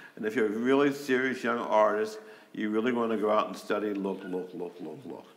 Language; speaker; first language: English; native; English